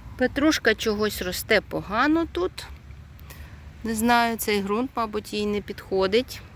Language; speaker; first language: Ukrainian; non-native, local second language; Russian